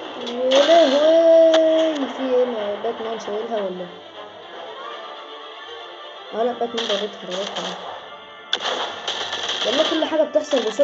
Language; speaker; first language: Arabic; native; Arabic